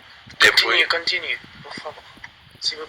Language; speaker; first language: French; non-native, learner; Spanish